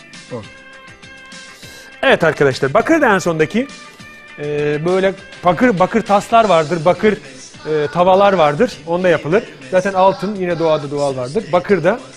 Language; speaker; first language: Turkish; native; Turkish